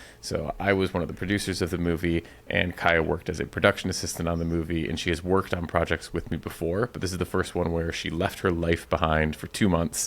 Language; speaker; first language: English; native; English